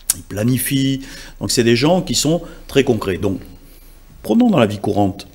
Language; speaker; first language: French; native; French